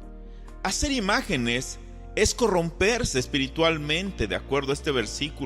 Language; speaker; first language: Spanish; native; Spanish